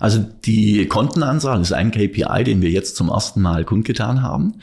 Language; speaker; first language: German; native; German